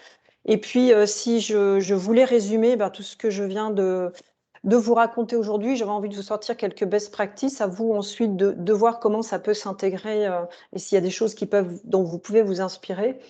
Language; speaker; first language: French; native; French